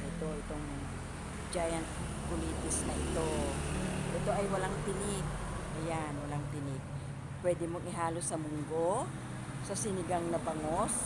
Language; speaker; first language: Filipino; non-native, local second language; Iloko